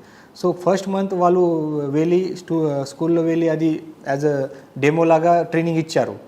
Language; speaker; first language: Telugu; non-native, learner; Marathi